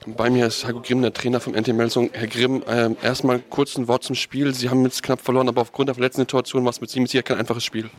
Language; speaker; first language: German; native; German